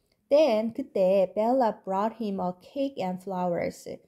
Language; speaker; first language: English; non-native, fluent; Korean